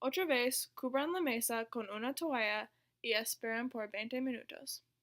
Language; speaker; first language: Spanish; non-native, learner; English